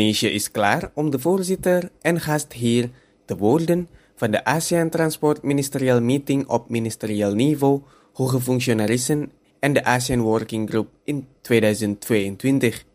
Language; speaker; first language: Dutch; non-native, fluent; Indonesian